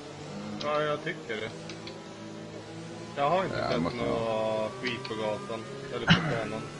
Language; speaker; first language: Swedish; native; Swedish